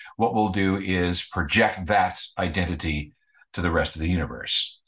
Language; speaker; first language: English; native; English